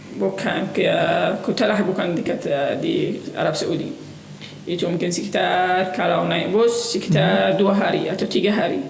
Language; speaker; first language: Indonesian; non-native, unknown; Arabic